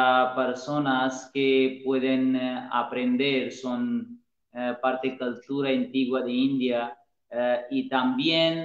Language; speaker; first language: Spanish; non-native, learner; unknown